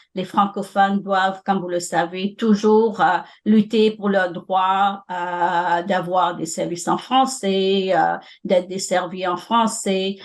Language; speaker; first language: French; non-native, local second language; Morisyen